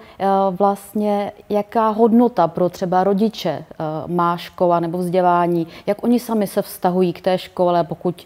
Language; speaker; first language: Czech; native; Czech